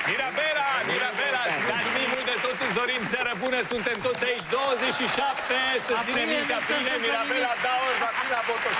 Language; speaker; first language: Romanian; native; Romanian